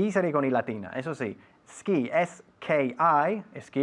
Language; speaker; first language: Spanish; non-native, fluent; English